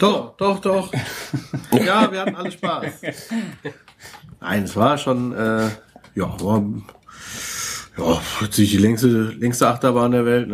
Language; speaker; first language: German; native; German